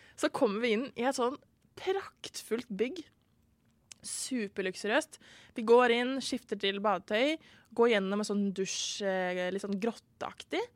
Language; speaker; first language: Norwegian; native; Norwegian